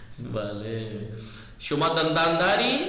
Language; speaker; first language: Persian; non-native, fluent; Urdu